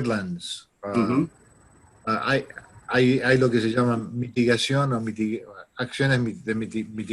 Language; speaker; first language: Spanish; non-native, fluent; English